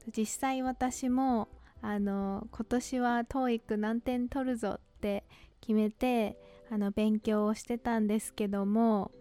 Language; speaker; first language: Japanese; native; Japanese